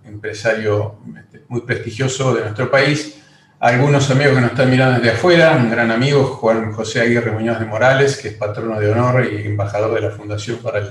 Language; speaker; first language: Spanish; native; Spanish